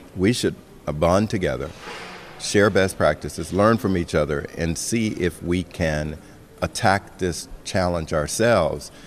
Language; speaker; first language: English; native; English